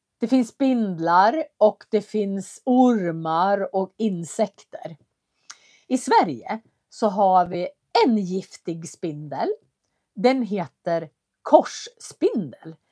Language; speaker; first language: Swedish; native; Swedish